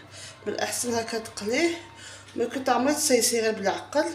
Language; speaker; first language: Arabic; native; Arabic